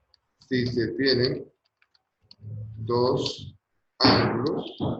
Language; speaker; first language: Spanish; native; Spanish